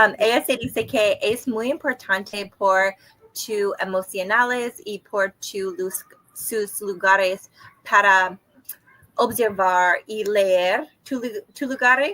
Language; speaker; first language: Spanish; non-native, learner; English